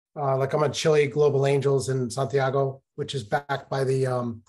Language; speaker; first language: English; native; English